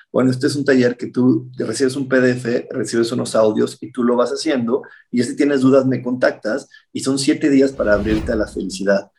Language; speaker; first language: Spanish; native; Spanish